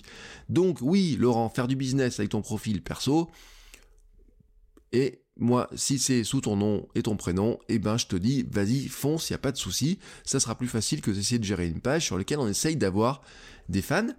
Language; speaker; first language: French; native; French